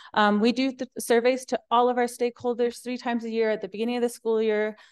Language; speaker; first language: English; native; English